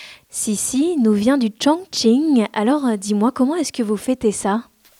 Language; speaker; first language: French; native; French